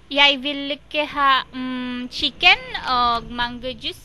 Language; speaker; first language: Norwegian; non-native, learner; Filipino